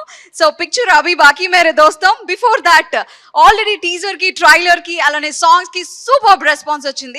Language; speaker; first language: Telugu; native; Telugu